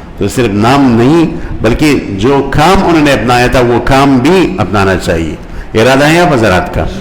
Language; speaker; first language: Urdu; non-native, local second language; Pashto